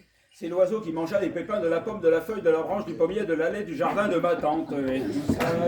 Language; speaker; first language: French; native; French